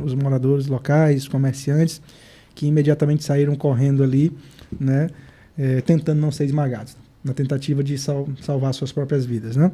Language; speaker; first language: Portuguese; native; Portuguese